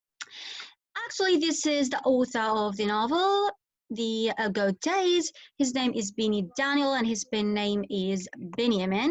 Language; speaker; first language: English; non-native, fluent; Arabic